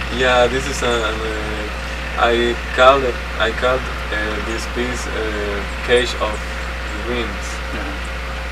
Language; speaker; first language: English; non-native, learner; Spanish